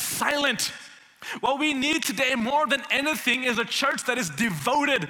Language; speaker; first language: English; non-native, local second language; Malayalam